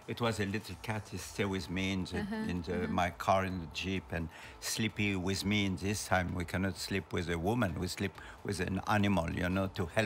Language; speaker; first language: English; non-native, learner; French